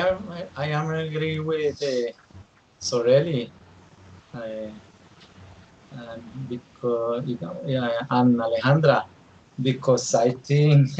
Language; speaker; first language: English; non-native, learner; Spanish